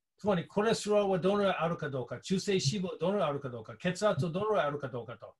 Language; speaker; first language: Japanese; non-native, fluent; English